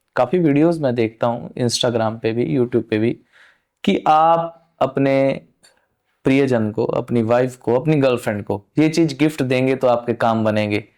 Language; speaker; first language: Hindi; non-native, local second language; Punjabi